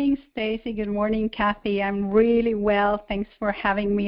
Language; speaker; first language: English; non-native, fluent; Spanish